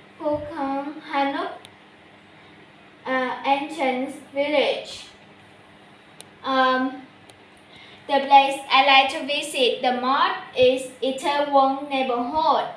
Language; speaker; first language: English; non-native, learner; Vietnamese